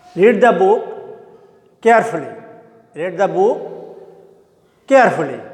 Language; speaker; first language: English; non-native, local second language; Bangla